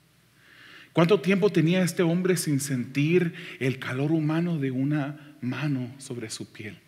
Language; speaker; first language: Spanish; native; Spanish